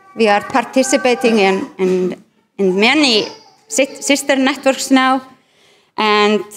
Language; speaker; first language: English; non-native, fluent; Icelandic